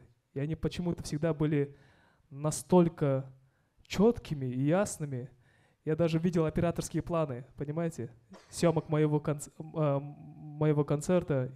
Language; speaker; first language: Russian; non-native, local second language; Kazakh